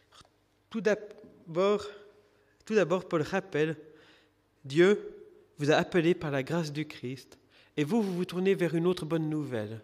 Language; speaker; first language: French; native; French